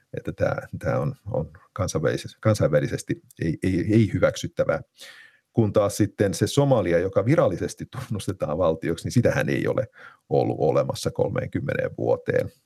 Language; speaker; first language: Finnish; native; Finnish